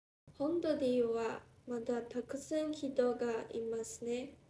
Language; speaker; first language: Japanese; non-native, learner; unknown